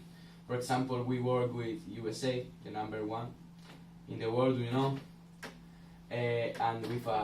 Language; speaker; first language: English; non-native, learner; Spanish